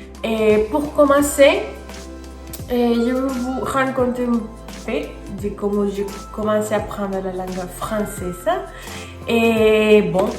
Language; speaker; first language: French; non-native, fluent; Spanish